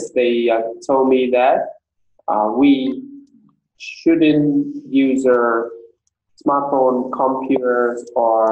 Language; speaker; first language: English; non-native, learner; Vietnamese